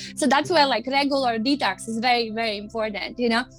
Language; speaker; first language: English; non-native, fluent; Latvian